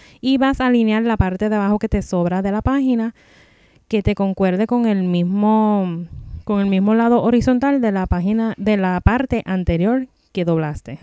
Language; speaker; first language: Spanish; native; Spanish